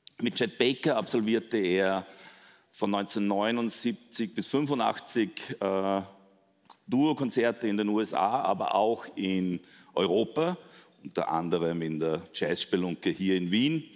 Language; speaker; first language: German; native; German